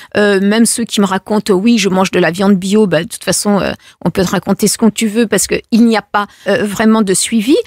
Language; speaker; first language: French; native; French